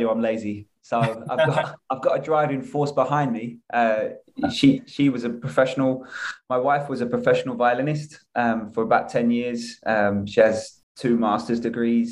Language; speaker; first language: English; native; English